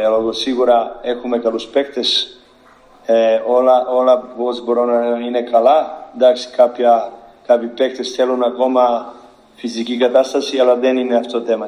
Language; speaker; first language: Greek; non-native, learner; Serbian